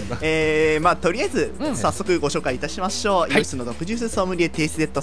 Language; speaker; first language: Japanese; native; Japanese